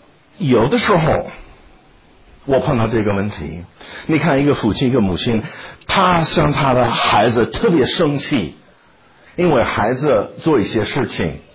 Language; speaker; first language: Chinese; non-native, fluent; English